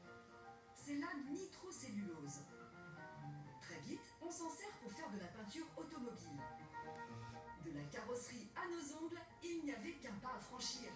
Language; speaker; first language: French; native; French